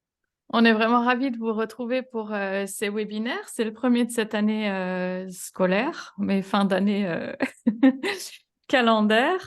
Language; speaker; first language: French; native; French